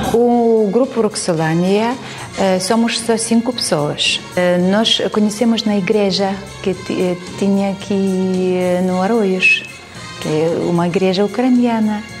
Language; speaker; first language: Portuguese; non-native, learner; Ukrainian